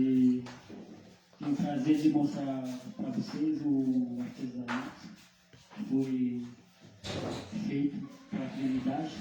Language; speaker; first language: Portuguese; non-native, local second language; Guarani